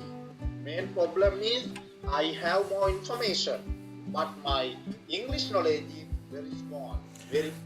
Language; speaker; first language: English; non-native, learner; Sinhala